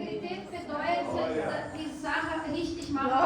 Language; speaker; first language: German; non-native, fluent; Portuguese